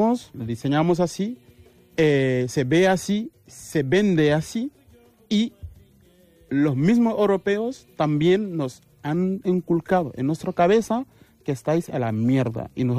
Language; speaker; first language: Spanish; non-native, fluent; Wolof